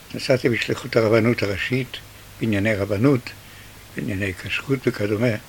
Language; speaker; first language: Hebrew; early bilingual, other home language; Yiddish